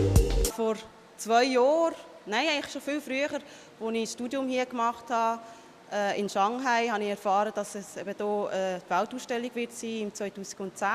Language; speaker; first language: German; early bilingual, other home language; Vietnamese